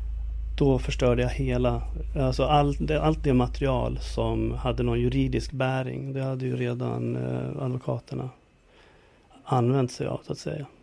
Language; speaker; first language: Swedish; native; Swedish